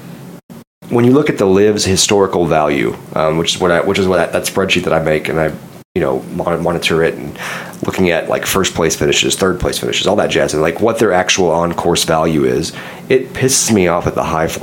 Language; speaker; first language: English; native; English